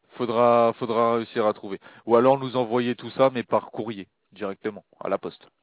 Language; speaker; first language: French; native; French